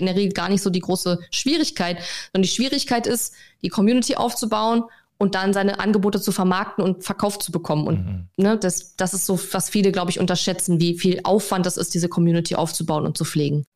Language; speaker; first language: German; native; German